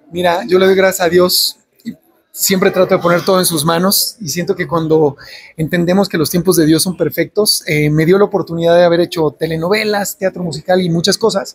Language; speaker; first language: Spanish; native; Spanish